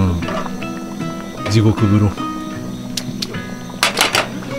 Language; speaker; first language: Japanese; native; Japanese